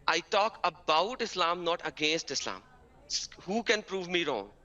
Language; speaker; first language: English; non-native, local second language; Hindi